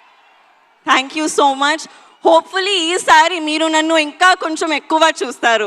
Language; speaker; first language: Telugu; non-native, learner; Hindi